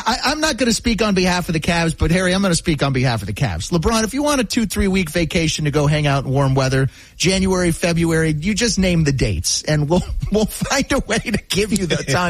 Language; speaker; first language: English; native; English